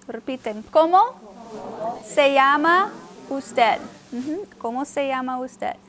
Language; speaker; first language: Spanish; non-native, fluent; English